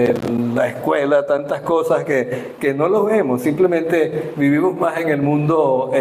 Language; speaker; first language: Spanish; native; Spanish